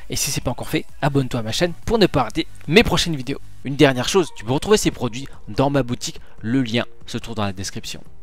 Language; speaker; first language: French; native; French